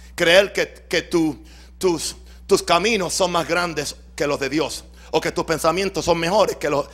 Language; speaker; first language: Spanish; native; Spanish